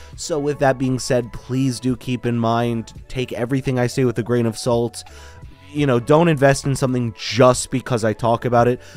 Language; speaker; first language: English; native; English